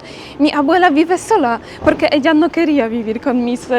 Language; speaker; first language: Spanish; non-native, fluent; Polish